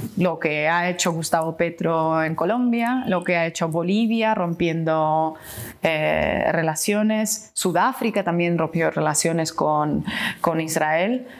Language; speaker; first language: Spanish; non-native, fluent; Russian